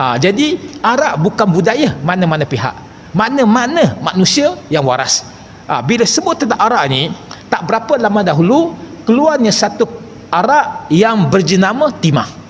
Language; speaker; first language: Malay; non-native, local second language; Chinese